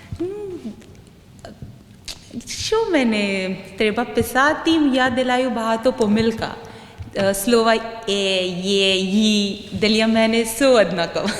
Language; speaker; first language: Ukrainian; non-native, learner; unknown